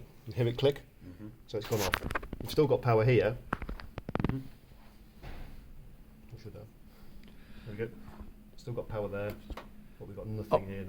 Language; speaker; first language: English; native; English